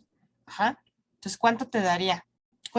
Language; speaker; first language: Spanish; native; Spanish